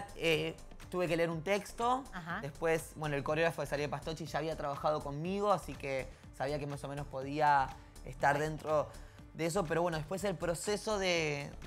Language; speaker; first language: Spanish; native; Spanish